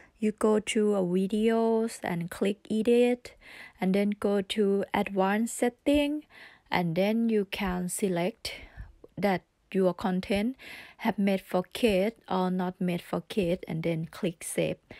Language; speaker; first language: English; non-native, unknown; Thai